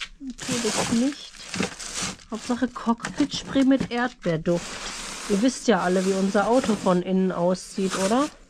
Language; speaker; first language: German; native; German